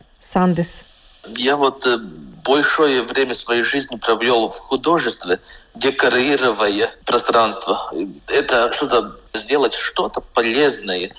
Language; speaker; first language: Russian; non-native, local second language; Latvian